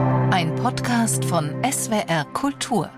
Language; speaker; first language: German; native; German